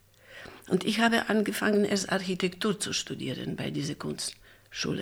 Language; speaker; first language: German; non-native, fluent; Polish